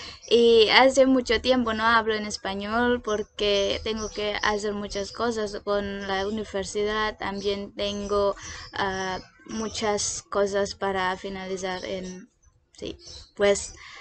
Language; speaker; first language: Spanish; non-native, learner; Indonesian